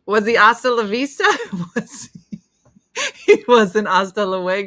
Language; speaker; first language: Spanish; non-native, learner; English